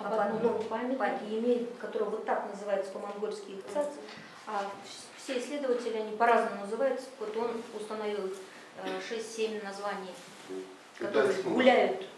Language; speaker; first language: Russian; native; Russian